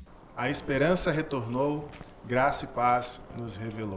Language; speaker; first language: Portuguese; native; Portuguese